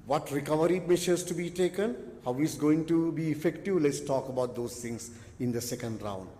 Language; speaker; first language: English; non-native, local second language; Sinhala